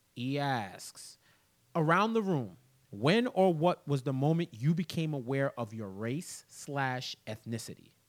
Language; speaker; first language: English; early bilingual, other home language; Haitian Creole